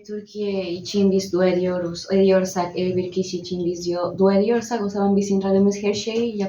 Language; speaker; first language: Turkish; non-native, learner; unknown